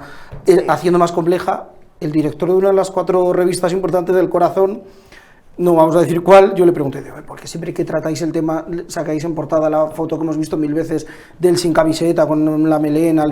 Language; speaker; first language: Spanish; native; Spanish